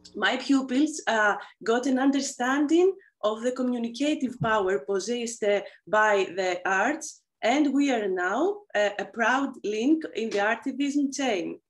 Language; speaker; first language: English; non-native, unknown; Greek